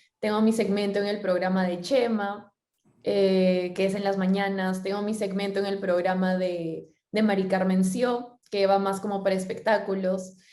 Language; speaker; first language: Spanish; native; Spanish